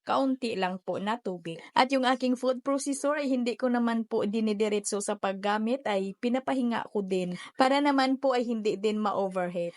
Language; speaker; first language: Filipino; non-native, local second language; Cebuano